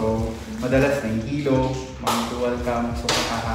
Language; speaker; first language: Filipino; native; Filipino